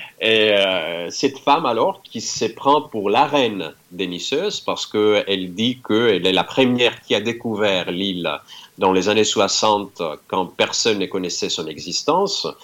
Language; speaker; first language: French; non-native, fluent; Greek